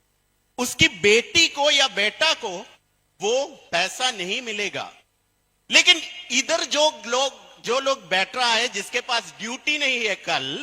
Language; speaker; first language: Hindi; non-native, fluent; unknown